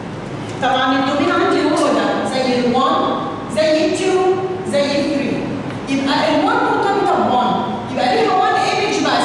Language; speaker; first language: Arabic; native; Arabic